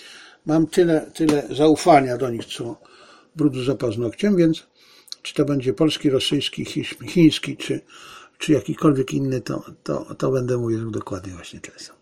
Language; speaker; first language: Polish; native; Polish